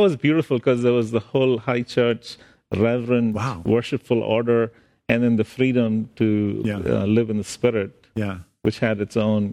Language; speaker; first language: English; non-native, local second language; Tamil